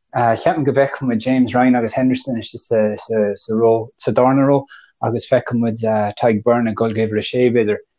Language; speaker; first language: Irish; native; Irish